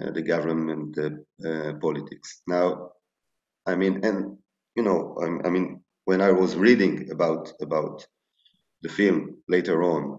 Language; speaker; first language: English; non-native, fluent; Hebrew